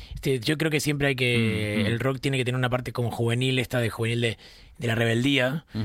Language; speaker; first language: Spanish; native; Spanish